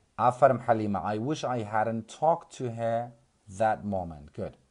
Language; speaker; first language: English; non-native, fluent; Central Kurdish